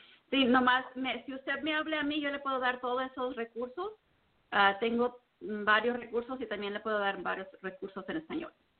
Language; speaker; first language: Spanish; early bilingual, heritage; Spanish